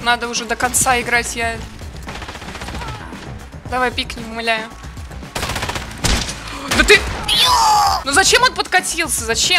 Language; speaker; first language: Russian; native; Russian